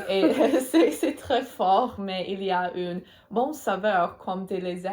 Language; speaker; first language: French; non-native, learner; Swedish